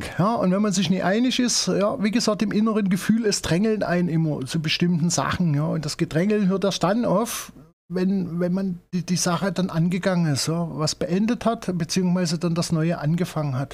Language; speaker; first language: German; native; German